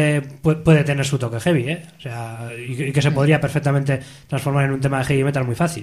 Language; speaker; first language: Spanish; native; Spanish